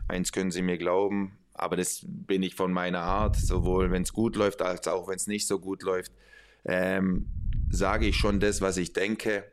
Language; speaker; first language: German; early bilingual, other home language; Spanish